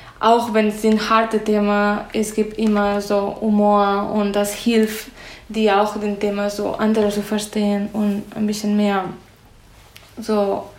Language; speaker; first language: German; non-native, fluent; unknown